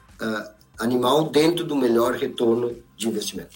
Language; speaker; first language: Portuguese; native; Portuguese